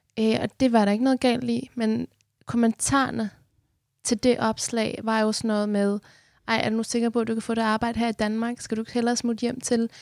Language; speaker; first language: Danish; early bilingual, other home language; Persian